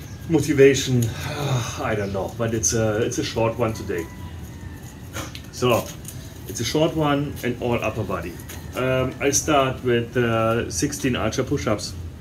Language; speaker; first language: English; non-native, fluent; German